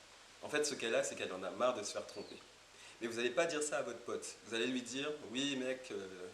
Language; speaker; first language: French; native; French